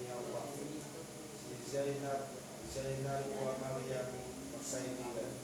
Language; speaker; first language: Arabic; non-native, learner; Filipino